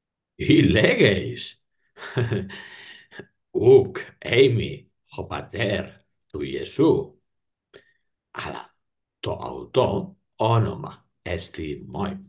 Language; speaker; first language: Greek; non-native, learner; Spanish